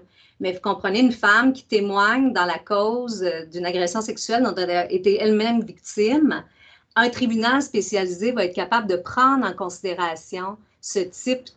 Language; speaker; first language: French; native; French